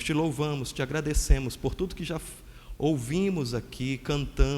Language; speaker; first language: Portuguese; native; Portuguese